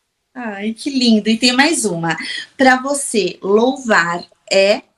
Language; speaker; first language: Portuguese; native; Portuguese